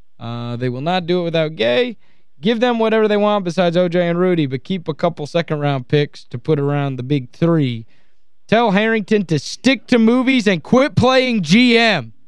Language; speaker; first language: English; native; English